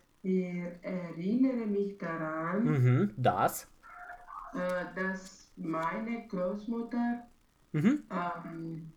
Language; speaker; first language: German; non-native, learner; Romanian